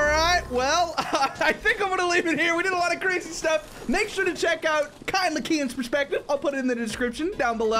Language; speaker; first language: English; native; English